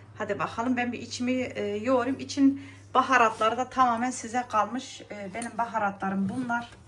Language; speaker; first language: Turkish; native; Turkish